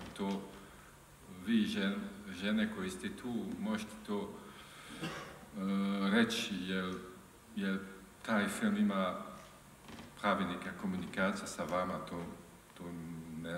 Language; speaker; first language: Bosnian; non-native, learner; French